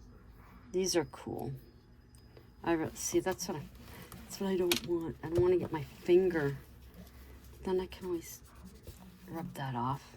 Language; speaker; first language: English; native; English